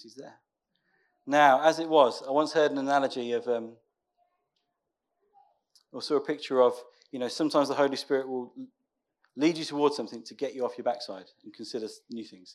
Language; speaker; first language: English; native; English